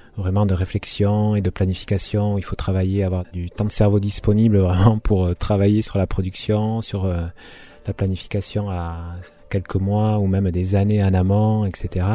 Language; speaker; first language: French; native; French